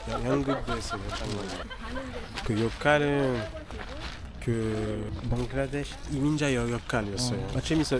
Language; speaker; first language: Korean; non-native, learner; French